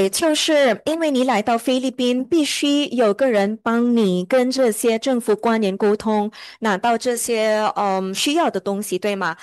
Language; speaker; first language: Chinese; early bilingual, heritage; Chinese